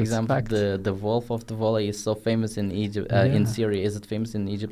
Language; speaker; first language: English; non-native, fluent; Turkish